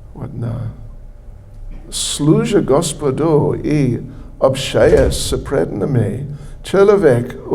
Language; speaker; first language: Russian; non-native, learner; English